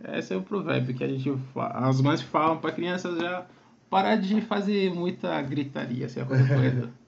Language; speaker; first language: Portuguese; non-native, fluent; Akan